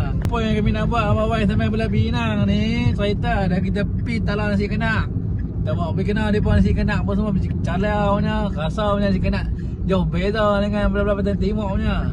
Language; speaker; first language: Malay; native; Malay